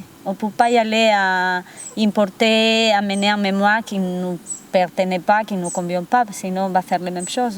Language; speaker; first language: French; non-native, fluent; Spanish